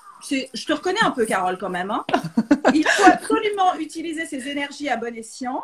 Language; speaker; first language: French; native; French